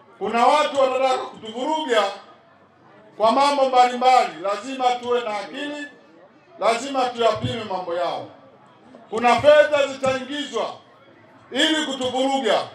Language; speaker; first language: Swahili; native; Swahili